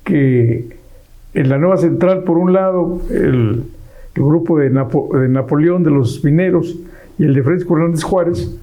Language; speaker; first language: Spanish; native; Spanish